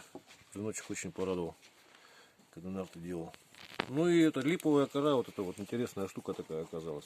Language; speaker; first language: Russian; native; Russian